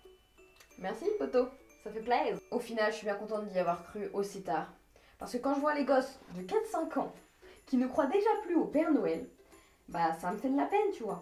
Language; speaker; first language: French; native; French